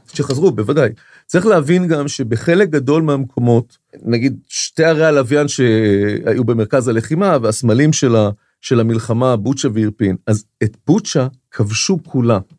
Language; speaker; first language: Hebrew; native; Hebrew